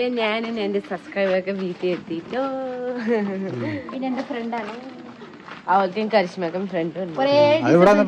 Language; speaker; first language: Malayalam; non-native, learner; Nepali